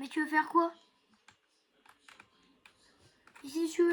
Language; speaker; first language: French; native; French